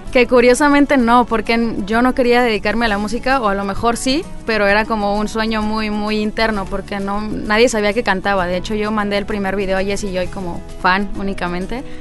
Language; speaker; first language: Spanish; native; Spanish